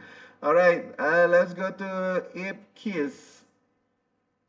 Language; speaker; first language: English; non-native, fluent; Indonesian